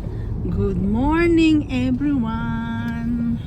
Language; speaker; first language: English; non-native, local second language; Waray